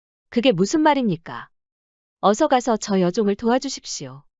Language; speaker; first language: Korean; native; Korean